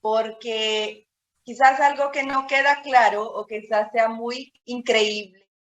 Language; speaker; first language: Spanish; non-native, fluent; Portuguese